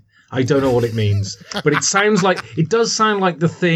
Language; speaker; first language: English; native; English